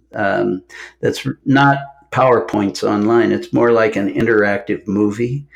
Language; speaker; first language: English; native; English